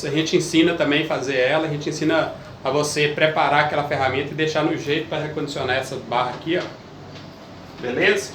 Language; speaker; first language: Portuguese; native; Portuguese